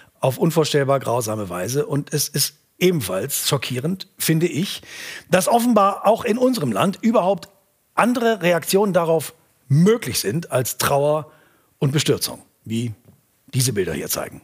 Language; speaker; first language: German; native; German